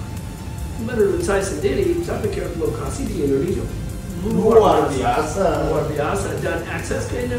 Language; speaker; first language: Indonesian; non-native, fluent; English